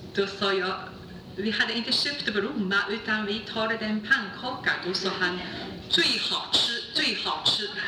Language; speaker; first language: Swedish; non-native, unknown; Chinese